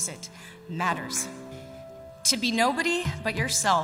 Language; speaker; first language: English; native; English